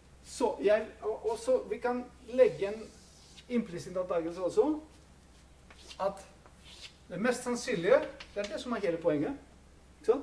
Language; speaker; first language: Norwegian; non-native, fluent; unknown